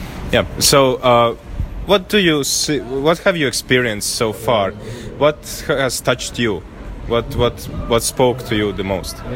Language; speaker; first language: English; non-native, fluent; Latvian